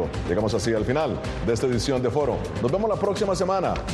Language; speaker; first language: Spanish; native; Spanish